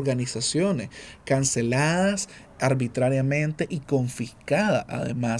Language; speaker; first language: Spanish; native; Spanish